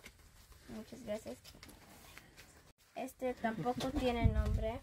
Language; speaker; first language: Spanish; early bilingual, other home language; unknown